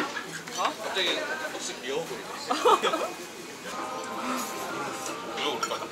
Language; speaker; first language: Korean; native; Korean